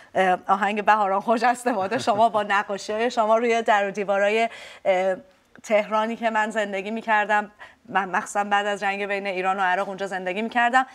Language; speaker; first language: Persian; native; Persian